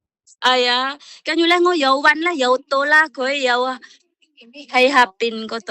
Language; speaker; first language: Chinese; non-native, learner; Indonesian